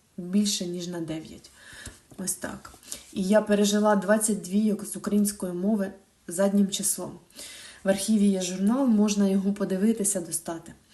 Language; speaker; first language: Ukrainian; non-native, local second language; Russian